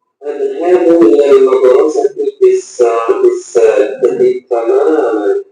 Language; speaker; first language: Arabic; non-native, learner; Indonesian